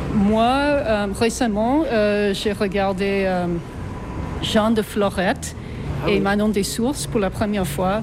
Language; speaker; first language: French; non-native, fluent; English